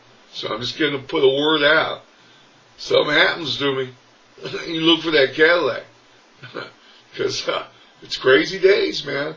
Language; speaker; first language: English; native; English